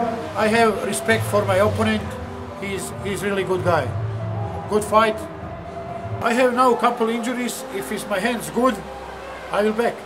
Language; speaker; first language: English; non-native, learner; Croatian